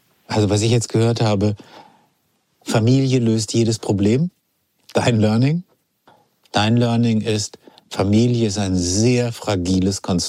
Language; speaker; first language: German; native; German